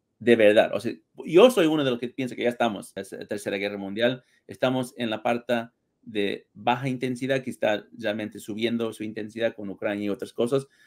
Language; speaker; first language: Spanish; early bilingual, heritage; Spanish